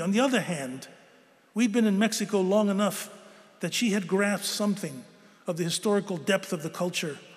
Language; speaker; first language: English; native; English